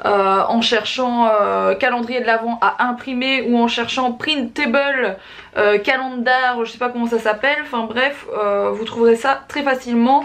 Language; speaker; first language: French; native; French